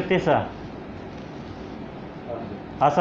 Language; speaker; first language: Arabic; non-native, learner; Hindi